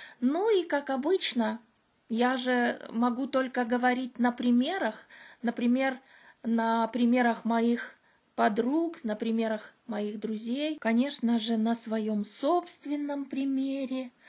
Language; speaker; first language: Russian; native; Russian